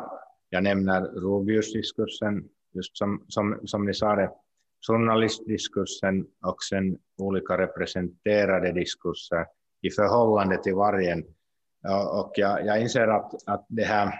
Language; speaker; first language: Swedish; non-native, local second language; Finnish